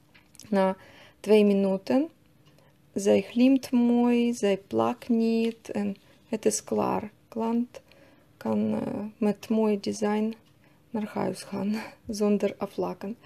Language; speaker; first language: Dutch; non-native, learner; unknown